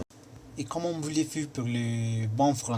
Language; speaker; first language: French; non-native, learner; Spanish